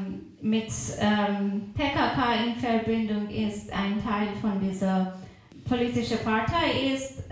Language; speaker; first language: German; non-native, fluent; Persian